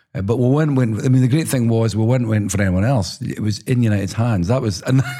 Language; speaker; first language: English; native; English